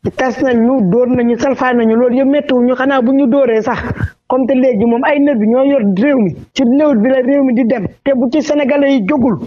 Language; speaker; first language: Wolof; non-native, local second language; Fula